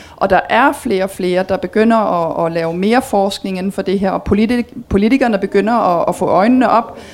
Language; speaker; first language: Danish; early bilingual, heritage; Danish